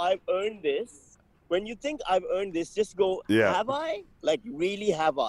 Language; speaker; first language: English; non-native, local second language; Urdu